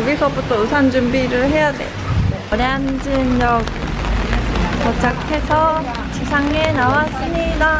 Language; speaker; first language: Korean; non-native, fluent; Japanese